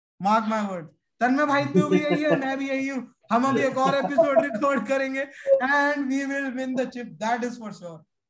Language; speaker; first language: English; non-native, local second language; Hindi